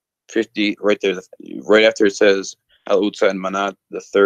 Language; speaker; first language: English; native; English